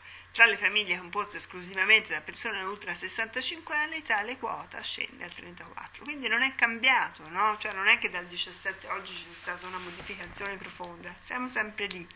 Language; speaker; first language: Italian; native; Italian